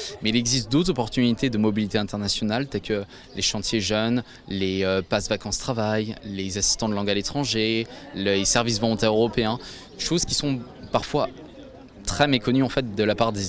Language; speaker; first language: French; native; French